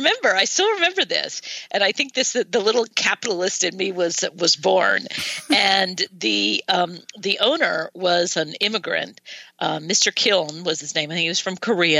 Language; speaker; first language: English; native; English